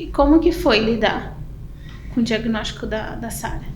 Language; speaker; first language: Portuguese; native; Portuguese